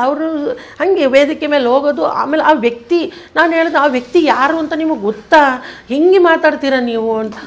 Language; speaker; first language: Kannada; native; Kannada